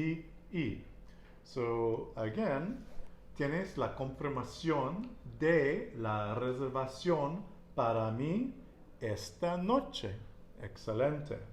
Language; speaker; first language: Spanish; non-native, learner; English